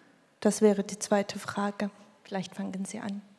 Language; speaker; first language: German; non-native, fluent; Georgian